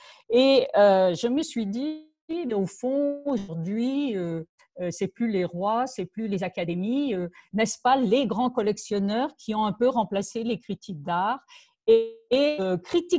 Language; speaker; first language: French; native; French